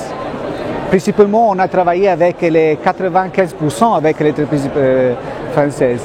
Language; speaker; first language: French; non-native, fluent; Italian